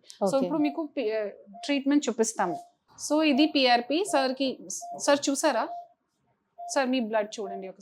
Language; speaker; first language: Telugu; non-native, learner; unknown